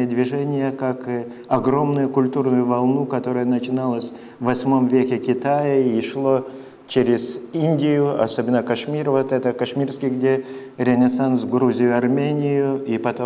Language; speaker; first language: Russian; non-native, fluent; Lithuanian